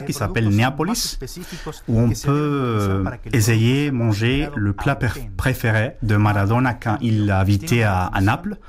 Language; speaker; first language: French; non-native, fluent; Spanish